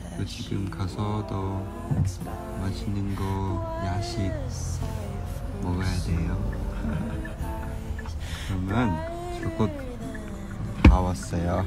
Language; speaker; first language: Korean; non-native, learner; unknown